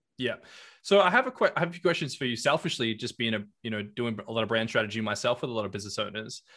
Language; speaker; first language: English; native; English